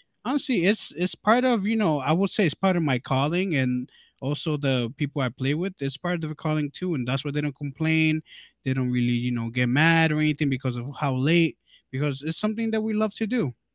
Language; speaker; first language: English; early bilingual, other home language; Spanish